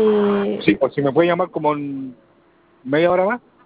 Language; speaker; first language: Spanish; native; Spanish